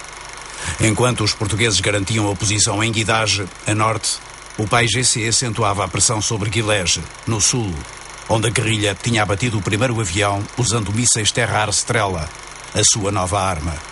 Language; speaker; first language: Portuguese; native; Portuguese